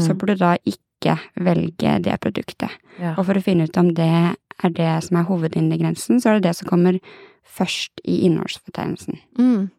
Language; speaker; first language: Norwegian; native; Norwegian